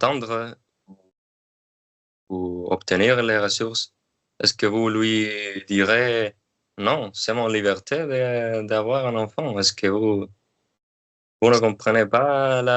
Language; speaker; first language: French; non-native, learner; Spanish